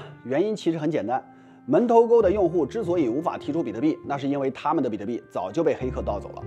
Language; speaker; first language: Chinese; native; Chinese